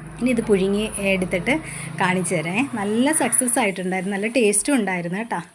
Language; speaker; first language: Malayalam; native; Malayalam